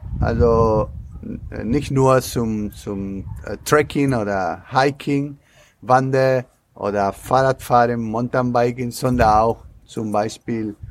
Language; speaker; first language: German; non-native, learner; Spanish